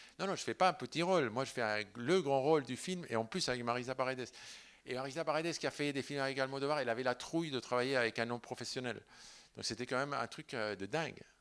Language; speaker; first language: French; non-native, fluent; Spanish